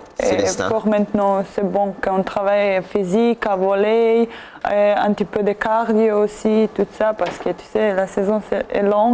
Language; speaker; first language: French; non-native, learner; Serbian